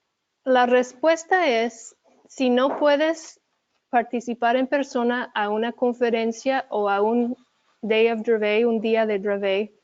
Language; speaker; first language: Spanish; early bilingual, heritage; Spanish